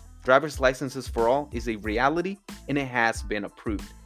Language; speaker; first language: English; early bilingual, other home language; Spanish